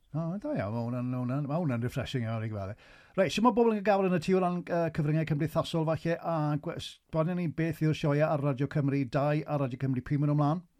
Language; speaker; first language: Welsh; native; Welsh